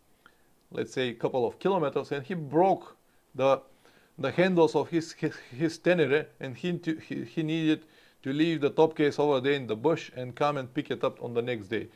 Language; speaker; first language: English; non-native, fluent; Bulgarian